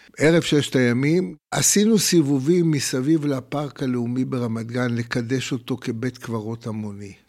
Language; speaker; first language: Hebrew; native; Hebrew